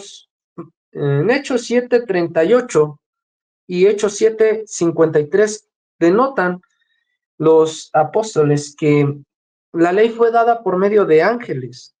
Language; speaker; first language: Spanish; native; Spanish